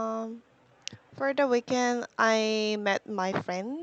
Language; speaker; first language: English; non-native, learner; Korean